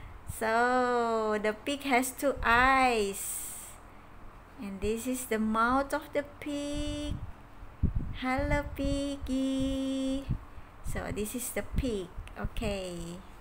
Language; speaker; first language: English; non-native, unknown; Indonesian